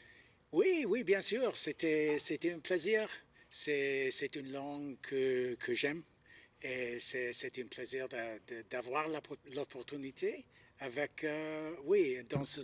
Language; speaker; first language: French; non-native, learner; English